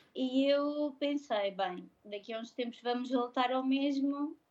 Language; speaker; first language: Portuguese; native; Portuguese